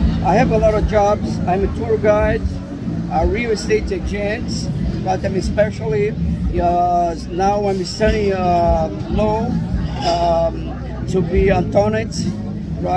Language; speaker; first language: English; non-native, learner; Portuguese